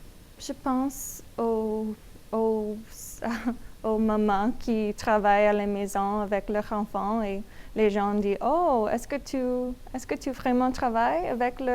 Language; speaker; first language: French; non-native, learner; English